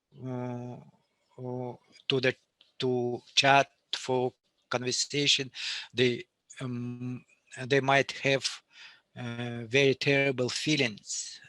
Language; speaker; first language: English; non-native, fluent; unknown